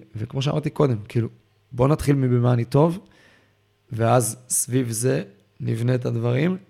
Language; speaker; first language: Hebrew; native; Hebrew